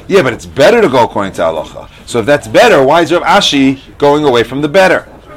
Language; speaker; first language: English; native; English